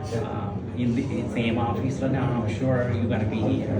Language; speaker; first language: English; non-native, local second language; Telugu